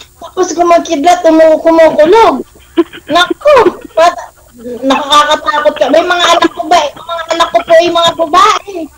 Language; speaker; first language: Filipino; non-native, local second language; Cebuano